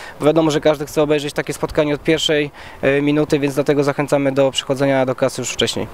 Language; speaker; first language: Polish; native; Polish